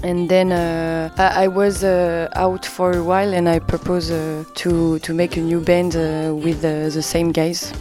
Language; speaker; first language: English; non-native, learner; French